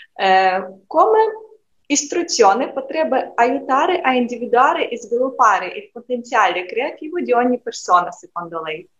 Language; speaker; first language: Italian; non-native, fluent; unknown